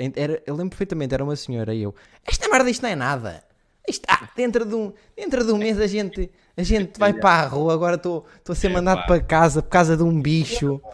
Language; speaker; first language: Portuguese; native; Portuguese